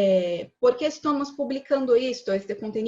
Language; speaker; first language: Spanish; non-native, learner; Portuguese